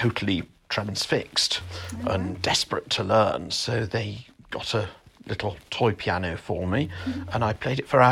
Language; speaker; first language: English; native; English